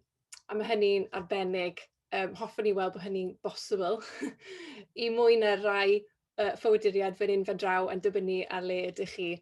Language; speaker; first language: Welsh; native; Welsh